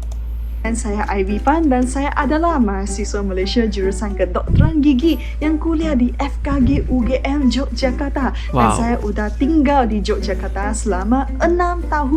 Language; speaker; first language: Indonesian; non-native, fluent; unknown